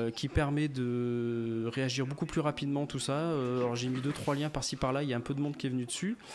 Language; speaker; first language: French; native; French